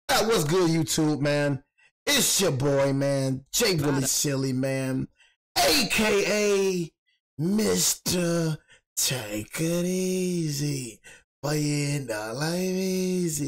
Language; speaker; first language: English; native; English